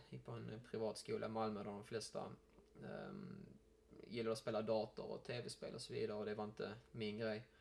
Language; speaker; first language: Swedish; native; Swedish